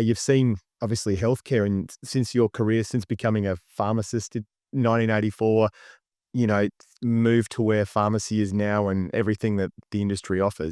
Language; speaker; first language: English; native; English